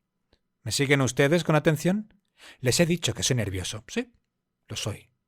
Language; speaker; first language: Spanish; native; Spanish